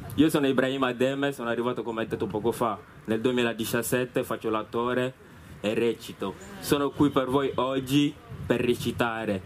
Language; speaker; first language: Italian; non-native, fluent; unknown